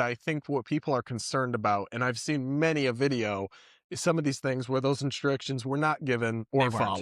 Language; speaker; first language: English; native; English